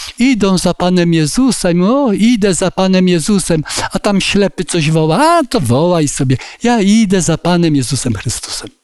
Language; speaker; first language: Polish; native; Polish